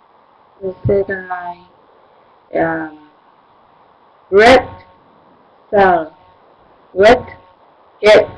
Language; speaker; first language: English; non-native, learner; Vietnamese